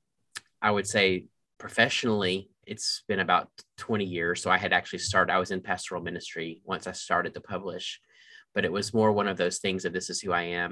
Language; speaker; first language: English; native; English